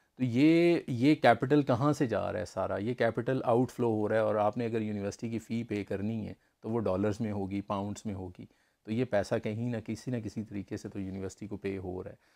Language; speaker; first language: Urdu; native; Urdu